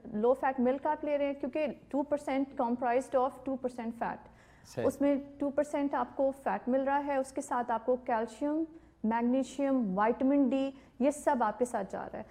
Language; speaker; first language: Urdu; native; Urdu